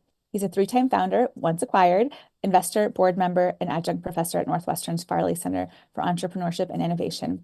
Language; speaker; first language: English; native; English